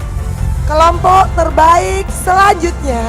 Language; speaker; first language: Indonesian; native; Indonesian